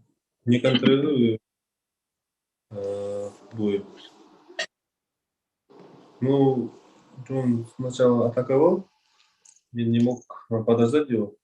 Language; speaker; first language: Russian; non-native, learner; Kazakh